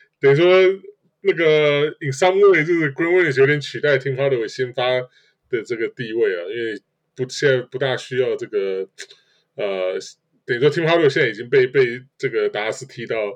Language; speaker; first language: Chinese; native; Chinese